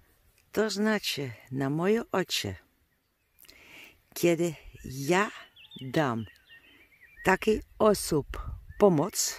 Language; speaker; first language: Polish; non-native, learner; Dutch